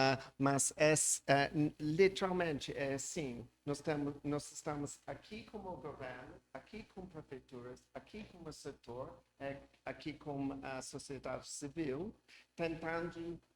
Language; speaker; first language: Portuguese; non-native, learner; English